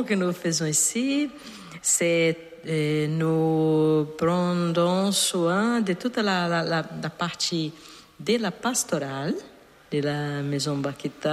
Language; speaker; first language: French; non-native, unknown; Portuguese